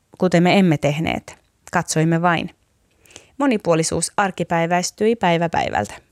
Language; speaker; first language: Finnish; native; Finnish